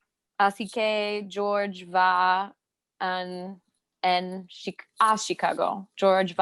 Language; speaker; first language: Spanish; non-native, learner; English